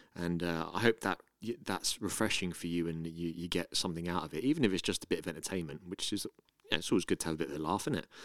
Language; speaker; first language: English; native; English